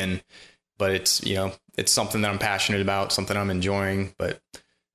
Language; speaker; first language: English; native; English